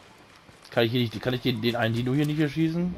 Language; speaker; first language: German; native; German